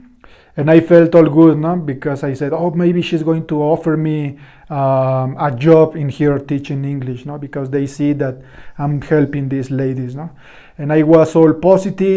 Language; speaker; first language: English; non-native, fluent; Spanish